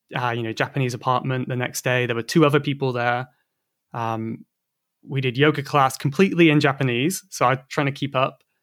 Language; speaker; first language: English; native; English